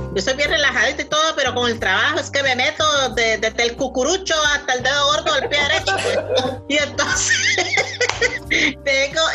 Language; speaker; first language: Spanish; native; Spanish